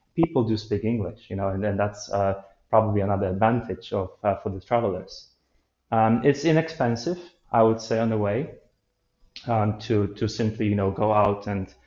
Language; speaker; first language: English; non-native, fluent; Polish